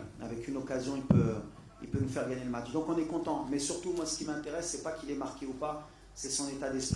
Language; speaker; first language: French; native; French